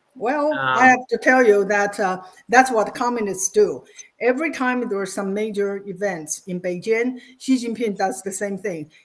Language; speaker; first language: English; non-native, fluent; Chinese